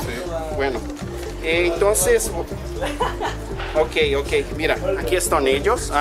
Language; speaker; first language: Spanish; non-native, fluent; Portuguese